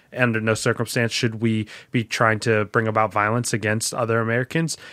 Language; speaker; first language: English; native; English